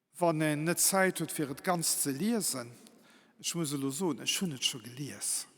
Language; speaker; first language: Luxembourgish; native; Luxembourgish